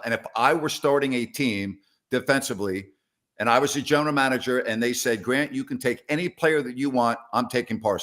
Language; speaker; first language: English; native; English